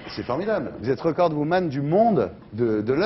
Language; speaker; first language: French; native; French